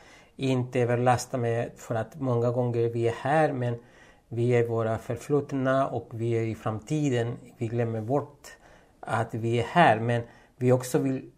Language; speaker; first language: Swedish; non-native, fluent; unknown